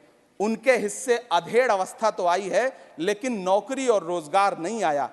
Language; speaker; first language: Hindi; native; Hindi